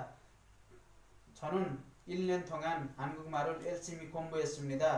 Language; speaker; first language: Korean; non-native, learner; Nepali